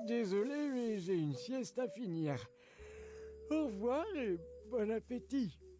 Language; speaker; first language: French; non-native, fluent; Uzbek